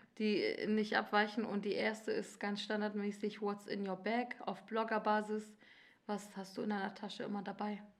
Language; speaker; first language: German; early bilingual, other home language; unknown